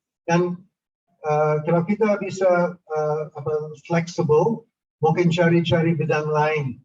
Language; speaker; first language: Indonesian; non-native, fluent; English